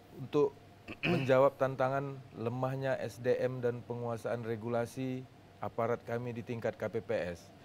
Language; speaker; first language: Indonesian; native; Indonesian